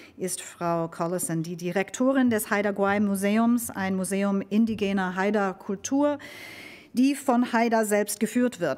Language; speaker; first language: German; native; German